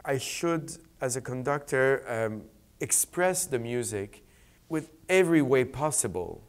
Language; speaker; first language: English; native; English